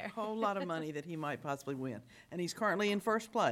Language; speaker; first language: English; native; English